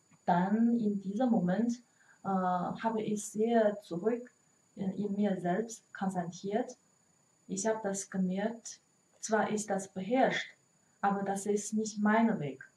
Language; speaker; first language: German; non-native, learner; Chinese